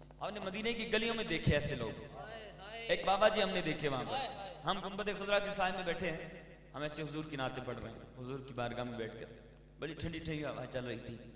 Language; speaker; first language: Urdu; non-native, local second language; Punjabi